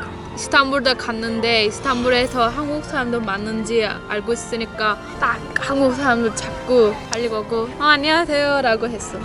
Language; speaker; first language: Korean; non-native, learner; Turkish